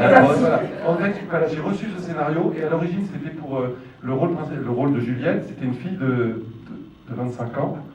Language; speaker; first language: French; native; French